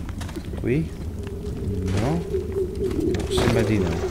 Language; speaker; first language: Italian; native; Italian